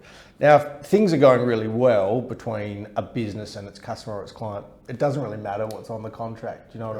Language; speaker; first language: English; native; English